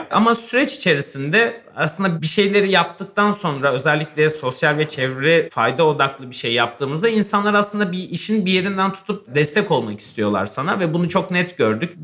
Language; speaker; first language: Turkish; native; Turkish